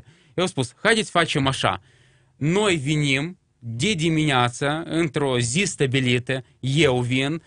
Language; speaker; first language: Romanian; non-native, local second language; Russian